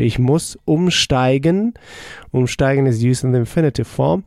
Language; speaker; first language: German; native; German